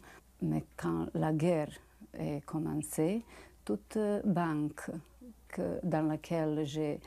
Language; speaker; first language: French; non-native, learner; Bosnian